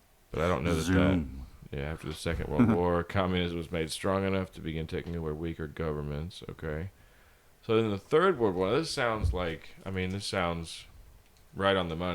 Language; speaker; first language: English; native; English